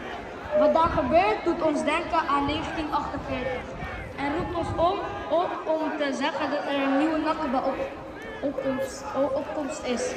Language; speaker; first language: Dutch; non-native, fluent; Arabic